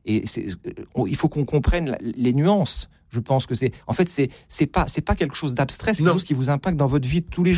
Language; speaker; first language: French; native; French